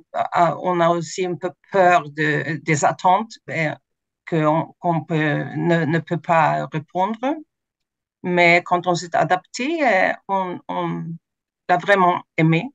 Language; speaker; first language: French; non-native, fluent; Swedish